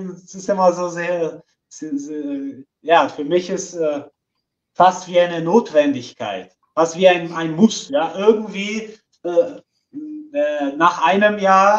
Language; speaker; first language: German; non-native, fluent; Portuguese